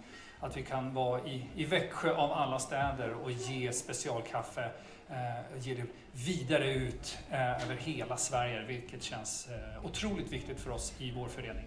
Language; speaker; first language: Swedish; native; Swedish